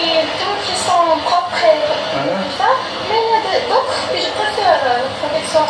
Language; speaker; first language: French; non-native, learner; Arabic